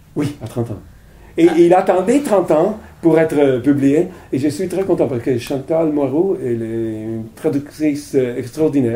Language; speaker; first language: French; non-native, fluent; Italian